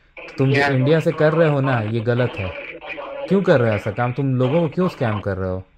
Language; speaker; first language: Hindi; native; Hindi